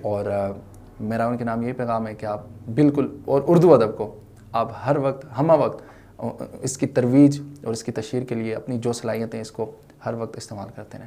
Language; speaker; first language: Urdu; non-native, local second language; Shina